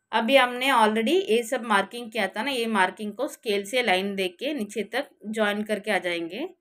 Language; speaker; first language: Hindi; non-native, local second language; Marathi